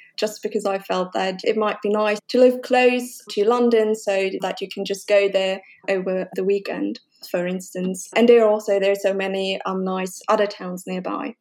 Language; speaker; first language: English; non-native, fluent; German